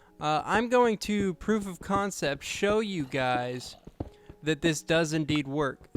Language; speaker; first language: English; native; English